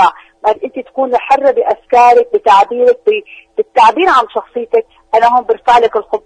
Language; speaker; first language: Arabic; native; Arabic